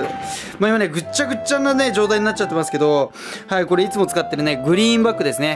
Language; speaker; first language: Japanese; native; Japanese